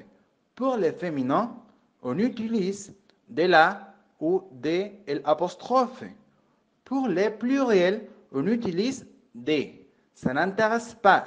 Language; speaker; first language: French; non-native, fluent; Spanish